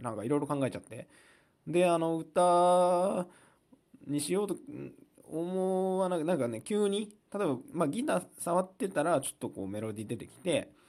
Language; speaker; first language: Japanese; native; Japanese